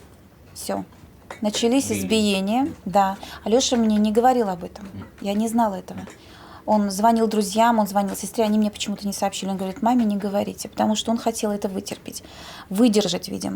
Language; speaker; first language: Russian; native; Russian